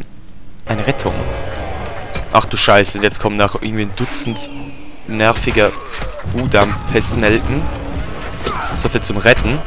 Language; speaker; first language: German; native; German